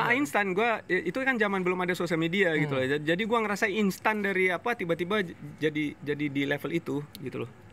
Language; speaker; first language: Indonesian; non-native, fluent; English